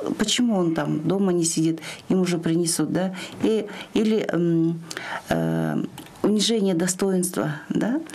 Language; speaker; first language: Russian; non-native, local second language; Kyrgyz